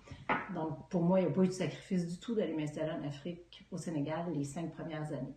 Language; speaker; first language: French; native; French